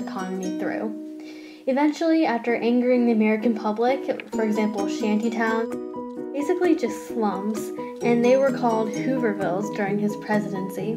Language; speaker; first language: English; native; English